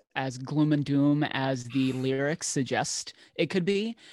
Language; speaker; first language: English; native; English